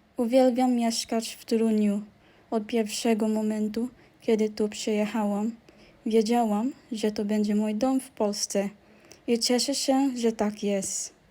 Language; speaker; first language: Polish; non-native, learner; Filipino